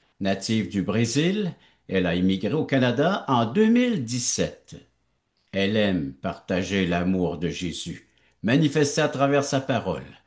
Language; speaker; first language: French; native; French